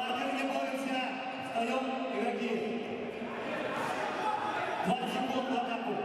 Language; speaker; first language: Russian; native; Russian